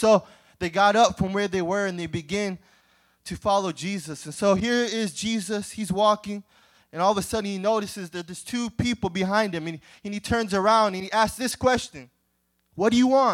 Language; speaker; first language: English; native; English